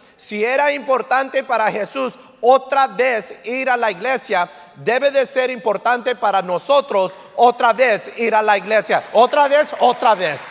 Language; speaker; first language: Spanish; early bilingual, heritage; English